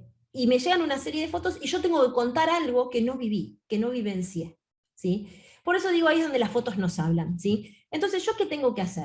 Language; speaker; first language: Spanish; native; Spanish